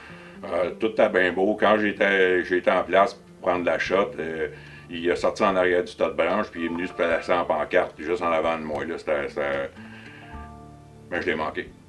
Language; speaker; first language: French; native; French